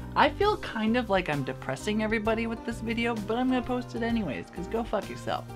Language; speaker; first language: English; native; English